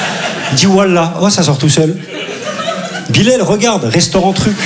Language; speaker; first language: French; early bilingual, other home language; Turkish